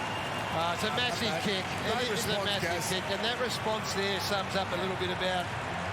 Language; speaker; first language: English; native; English